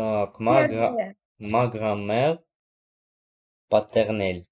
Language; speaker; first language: French; non-native, learner; Russian